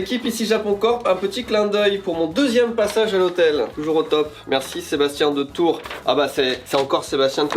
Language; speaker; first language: French; native; French